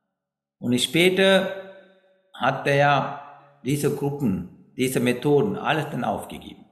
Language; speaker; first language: German; non-native, fluent; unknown